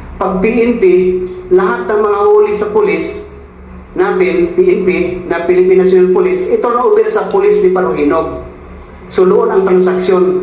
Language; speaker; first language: Filipino; non-native, local second language; Cebuano